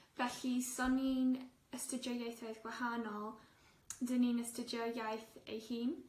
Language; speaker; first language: Welsh; non-native, local second language; English